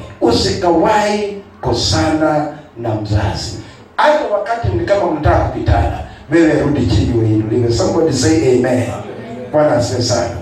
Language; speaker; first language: Swahili; non-native, local second language; Kikuyu